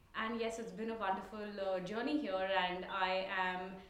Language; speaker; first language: English; non-native, local second language; Tulu